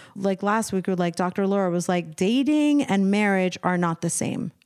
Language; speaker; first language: English; native; English